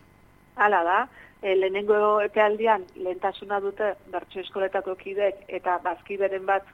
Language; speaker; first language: Basque; native; Basque